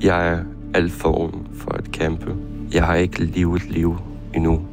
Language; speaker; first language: Danish; non-native, learner; Ukrainian